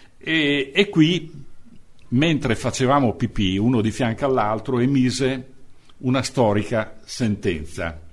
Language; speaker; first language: Italian; native; Italian